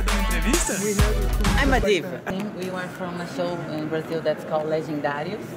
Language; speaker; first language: English; non-native, learner; Portuguese